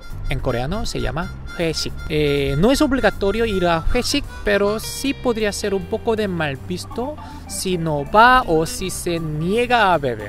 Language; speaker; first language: Spanish; non-native, fluent; Korean